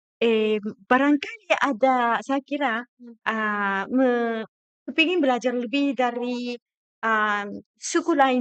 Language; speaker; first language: Indonesian; non-native, fluent; Japanese